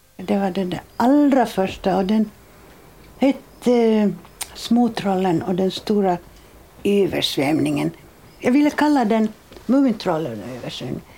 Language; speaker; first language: Swedish; native; Swedish